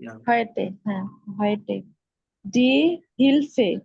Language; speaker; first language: German; non-native, learner; Bangla